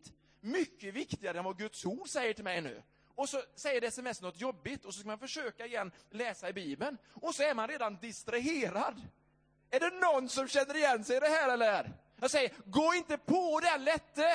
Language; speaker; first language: Swedish; native; Swedish